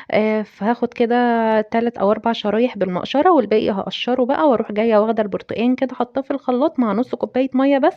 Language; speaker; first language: Arabic; native; Arabic